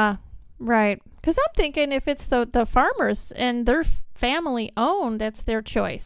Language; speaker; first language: English; native; English